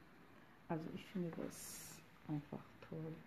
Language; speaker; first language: German; non-native, fluent; Turkish